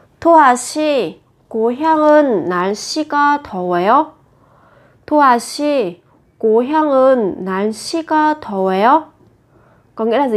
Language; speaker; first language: Korean; non-native, fluent; Vietnamese